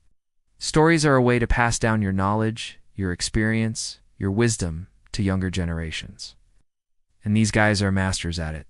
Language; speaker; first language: English; native; English